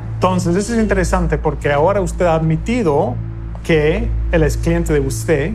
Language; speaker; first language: Spanish; non-native, fluent; English